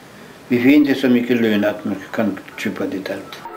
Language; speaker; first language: Swedish; early bilingual, heritage; Swedish